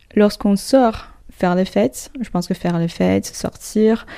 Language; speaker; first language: French; non-native, fluent; Chinese